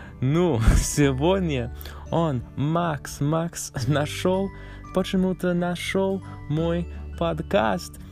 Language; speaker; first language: Russian; non-native, learner; English